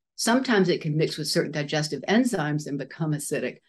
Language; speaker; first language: English; native; English